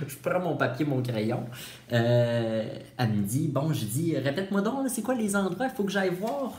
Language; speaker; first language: French; native; French